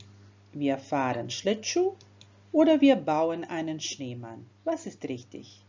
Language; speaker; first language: German; non-native, fluent; Croatian